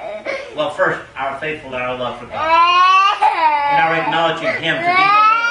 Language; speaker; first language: English; native; English